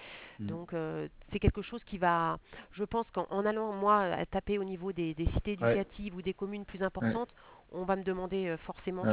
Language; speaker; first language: French; native; French